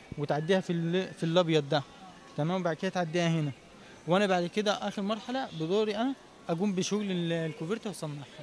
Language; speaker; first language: Egyptian Arabic; native; Egyptian Arabic